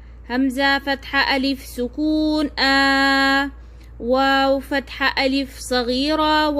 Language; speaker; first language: Arabic; non-native, fluent; Oromo